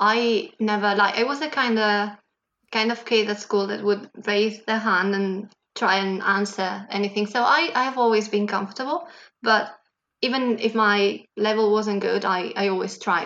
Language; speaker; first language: English; non-native, fluent; Catalan